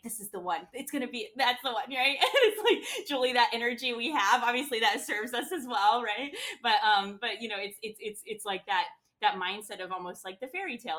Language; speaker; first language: English; native; English